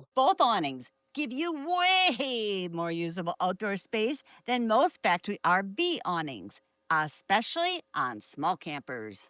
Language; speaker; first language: English; native; English